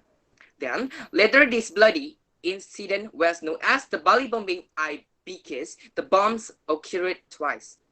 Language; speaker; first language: English; non-native, learner; Indonesian